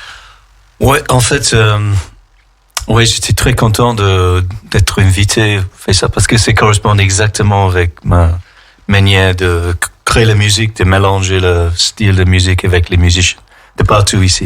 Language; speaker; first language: French; non-native, fluent; English